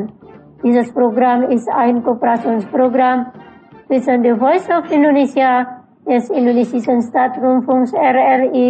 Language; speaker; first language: German; non-native, fluent; Indonesian